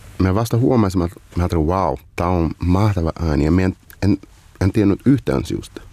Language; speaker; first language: Finnish; non-native, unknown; Portuguese